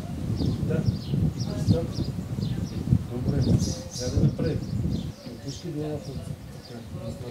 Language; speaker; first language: Bulgarian; non-native, learner; Russian